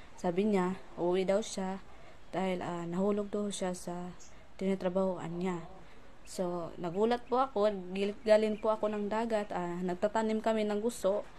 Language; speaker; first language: Filipino; non-native, local second language; Cebuano